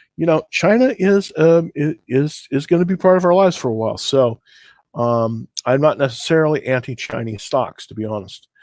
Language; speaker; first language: English; native; English